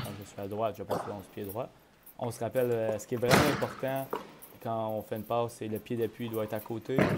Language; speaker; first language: French; native; French